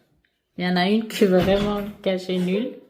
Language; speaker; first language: French; non-native, learner; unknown